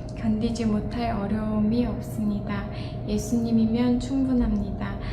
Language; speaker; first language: Korean; non-native, fluent; Mongolian